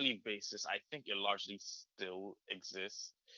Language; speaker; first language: English; non-native, local second language; Yoruba